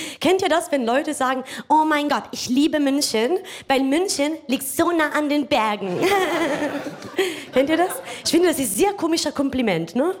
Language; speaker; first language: German; non-native, fluent; Italian